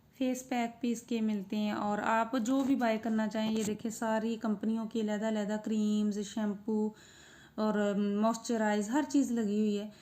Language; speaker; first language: Urdu; non-native, local second language; Punjabi